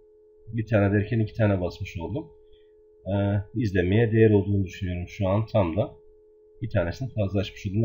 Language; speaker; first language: Turkish; native; Turkish